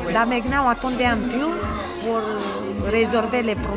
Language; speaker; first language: French; non-native, learner; Romanian